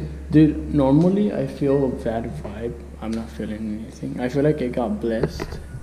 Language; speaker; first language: English; early bilingual, other home language; Spanish